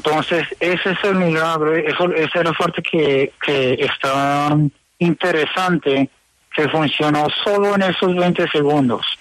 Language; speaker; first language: Spanish; early bilingual, heritage; Spanish